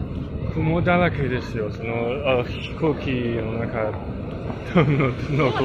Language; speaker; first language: Japanese; non-native, learner; English